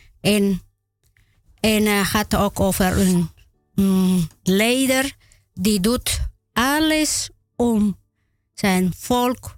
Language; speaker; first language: Dutch; non-native, learner; Spanish